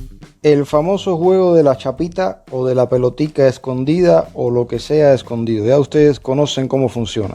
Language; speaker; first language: Spanish; native; Spanish